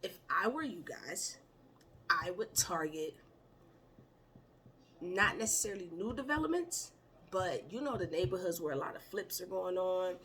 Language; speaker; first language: English; native; English